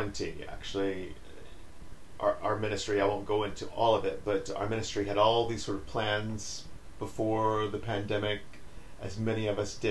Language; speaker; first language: English; native; English